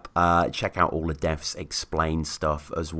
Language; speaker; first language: English; native; English